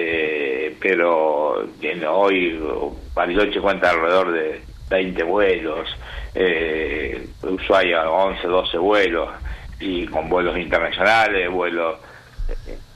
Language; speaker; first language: Spanish; native; Spanish